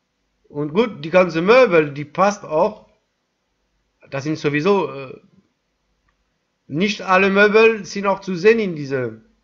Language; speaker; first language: German; non-native, learner; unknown